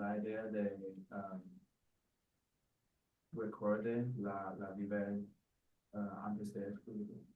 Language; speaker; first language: Spanish; non-native, learner; English